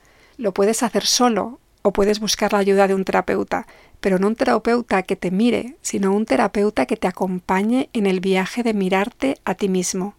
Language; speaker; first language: Spanish; native; Spanish